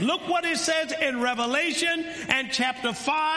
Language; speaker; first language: English; native; English